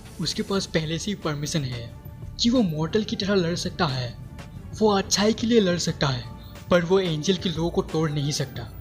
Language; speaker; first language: Hindi; non-native, local second language; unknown